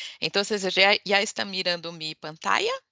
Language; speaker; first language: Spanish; non-native, fluent; Portuguese